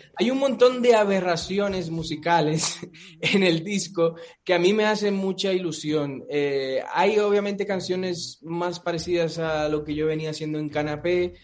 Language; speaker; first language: Spanish; native; Spanish